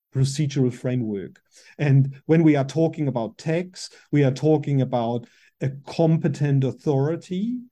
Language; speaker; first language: English; non-native, fluent; German